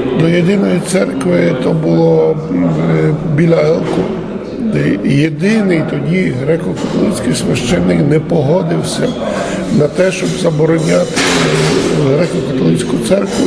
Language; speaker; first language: Ukrainian; early bilingual, heritage; Ukrainian